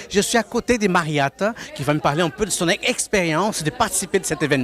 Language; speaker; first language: French; non-native, fluent; Portuguese